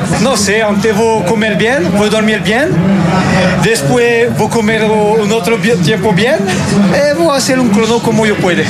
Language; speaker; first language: Portuguese; non-native, learner; French